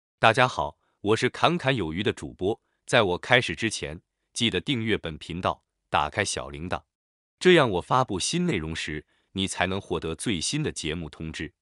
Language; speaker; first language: Chinese; native; Chinese